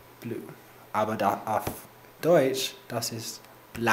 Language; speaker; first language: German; non-native, learner; English